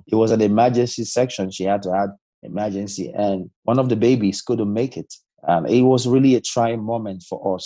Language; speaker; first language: English; non-native, local second language; Igbo